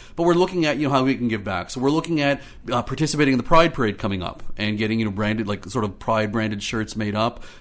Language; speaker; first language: English; native; English